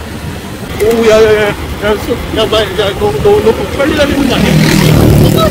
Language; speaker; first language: Korean; native; Korean